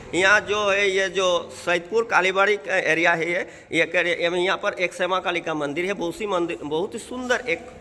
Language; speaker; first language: Hindi; non-native, local second language; Bangla